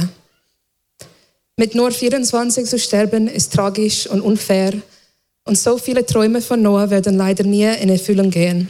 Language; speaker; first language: German; non-native, fluent; English